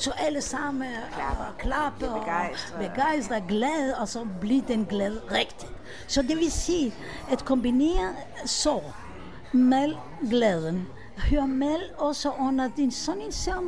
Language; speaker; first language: Danish; non-native, fluent; Hebrew